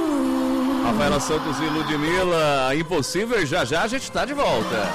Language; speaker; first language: Portuguese; native; Portuguese